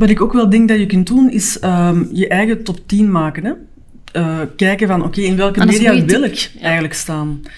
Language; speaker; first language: Dutch; native; Dutch